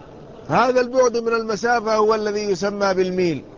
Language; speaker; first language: Arabic; native; Arabic